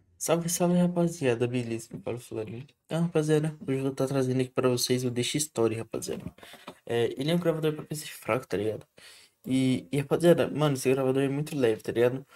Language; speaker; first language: Portuguese; native; Portuguese